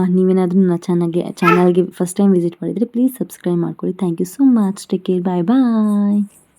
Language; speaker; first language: Kannada; non-native, local second language; Konkani